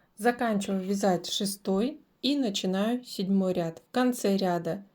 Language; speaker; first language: Russian; native; Russian